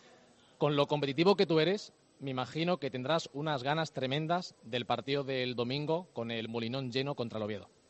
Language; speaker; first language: Spanish; native; Spanish